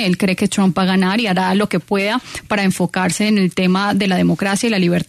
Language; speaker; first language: Spanish; native; Spanish